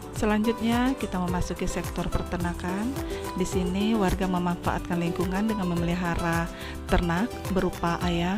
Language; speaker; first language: Indonesian; native; Indonesian